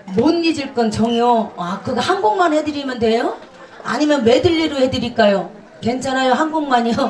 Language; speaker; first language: Korean; native; Korean